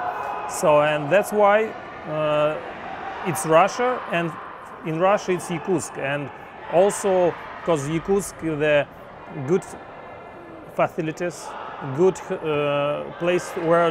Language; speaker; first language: English; non-native, learner; Russian